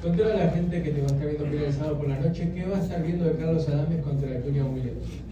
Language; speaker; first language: Spanish; native; Spanish